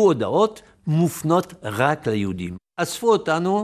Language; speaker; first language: Hebrew; non-native, fluent; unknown